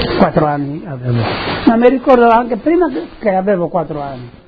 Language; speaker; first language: Italian; early bilingual, heritage; Italian